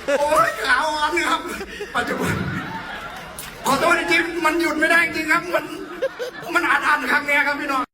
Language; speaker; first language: Thai; native; Thai